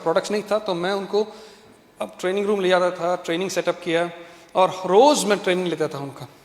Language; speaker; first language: Hindi; non-native, fluent; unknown